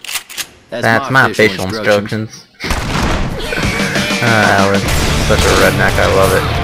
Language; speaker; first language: English; native; English